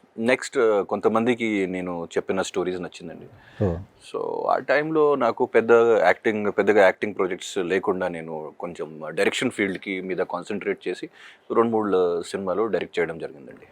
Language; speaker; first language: Telugu; non-native, local second language; Hindi